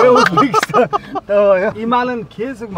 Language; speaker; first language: Korean; non-native, learner; Uzbek